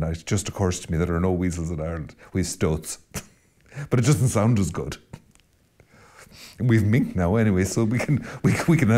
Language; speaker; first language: English; native; English